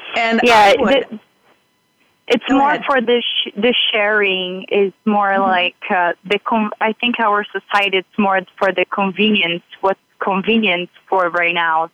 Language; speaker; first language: English; non-native, fluent; Portuguese